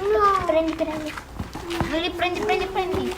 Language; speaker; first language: Italian; early bilingual, other home language; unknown